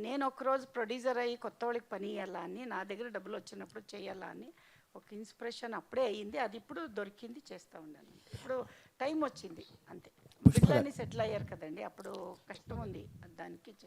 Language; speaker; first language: Telugu; non-native, learner; Kannada